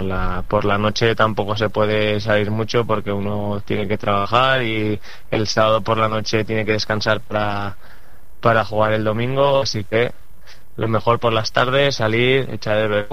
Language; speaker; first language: Spanish; native; Spanish